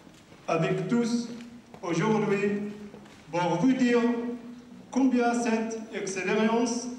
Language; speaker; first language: French; non-native, learner; Arabic